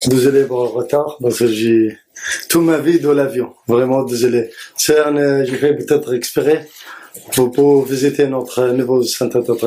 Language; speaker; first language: French; non-native, learner; Arabic